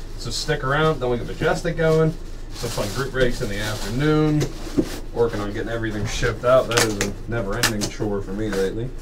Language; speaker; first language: English; native; English